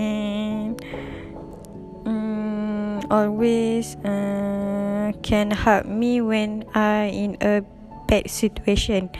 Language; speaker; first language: English; non-native, learner; Malay